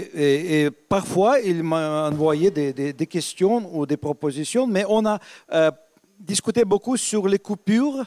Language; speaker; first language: French; non-native, fluent; Russian